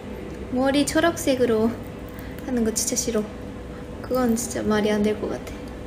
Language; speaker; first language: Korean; non-native, fluent; Japanese